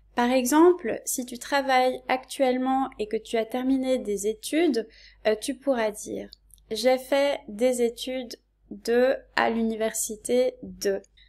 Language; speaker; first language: French; native; French